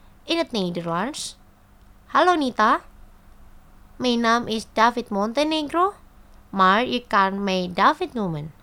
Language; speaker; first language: Dutch; non-native, fluent; Indonesian